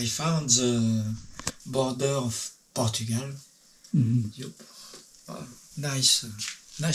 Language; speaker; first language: English; non-native, learner; French